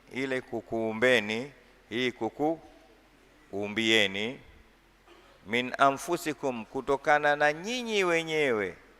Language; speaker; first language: Swahili; native; Swahili